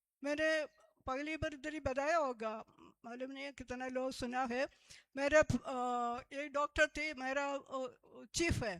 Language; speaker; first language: Hindi; non-native, local second language; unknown